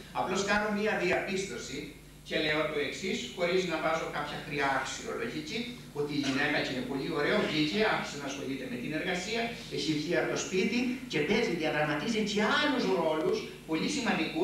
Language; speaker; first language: Greek; native; Greek